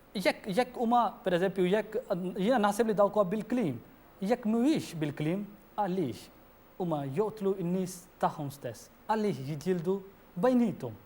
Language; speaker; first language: Maltese; non-native, fluent; Urdu